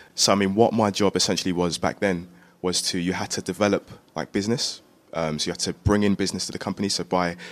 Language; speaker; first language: English; native; English